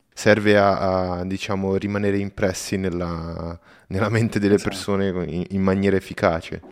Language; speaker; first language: Italian; non-native, fluent; Portuguese